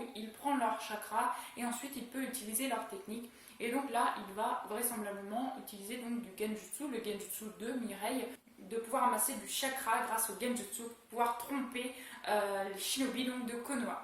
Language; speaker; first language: French; native; French